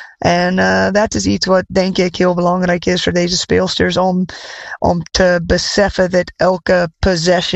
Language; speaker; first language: Dutch; non-native, fluent; English